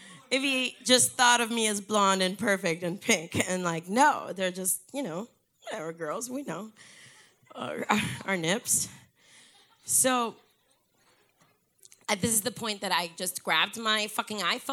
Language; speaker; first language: English; early bilingual, other home language; Spanish